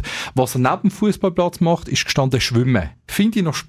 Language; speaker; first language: German; native; German